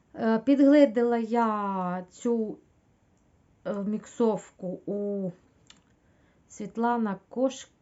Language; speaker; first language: Ukrainian; non-native, local second language; Russian